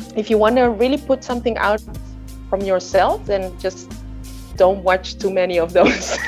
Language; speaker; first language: English; early bilingual, other home language; Indonesian